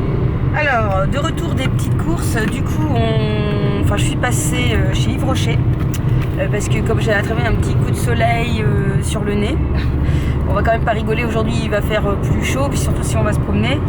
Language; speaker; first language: French; native; French